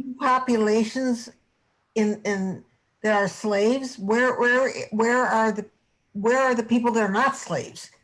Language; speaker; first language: English; native; English